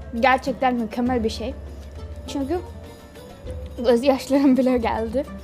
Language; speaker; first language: Turkish; non-native, learner; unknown